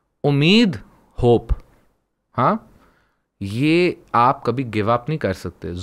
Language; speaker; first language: Urdu; early bilingual, heritage; Hindi